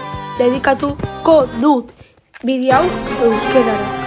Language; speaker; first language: Basque; non-native, local second language; Spanish